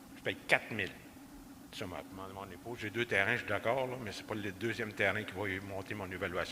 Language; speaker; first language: French; native; French